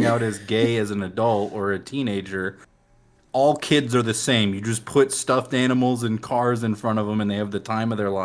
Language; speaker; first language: English; native; English